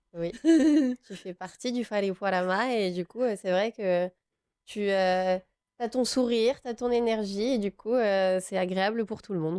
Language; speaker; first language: French; native; French